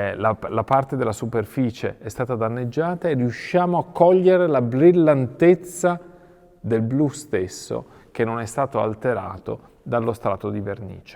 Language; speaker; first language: Italian; native; Italian